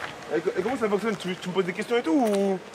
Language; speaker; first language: French; native; French